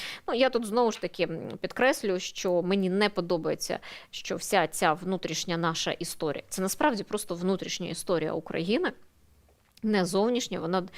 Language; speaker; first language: Ukrainian; native; Ukrainian